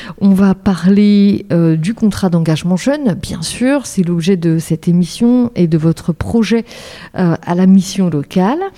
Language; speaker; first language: French; native; French